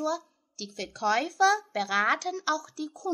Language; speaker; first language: German; non-native, fluent; Chinese